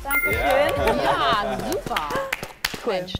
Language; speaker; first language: German; native; German